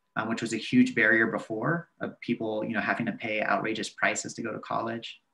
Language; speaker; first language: English; native; English